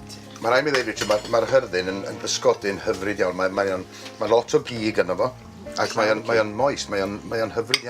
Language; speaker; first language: Welsh; native; Welsh